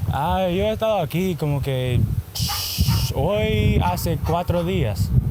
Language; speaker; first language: Spanish; non-native, learner; English